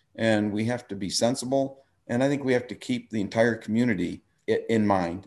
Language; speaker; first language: English; native; English